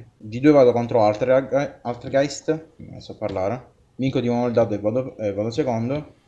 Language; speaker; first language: Italian; native; Italian